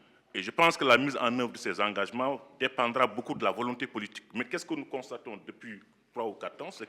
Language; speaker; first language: French; non-native, local second language; Wolof